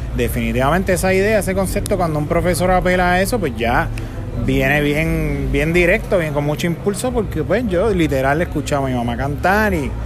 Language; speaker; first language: Spanish; native; Spanish